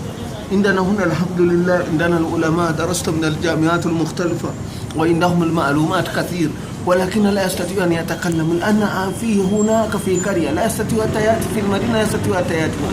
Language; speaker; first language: Arabic; non-native, learner; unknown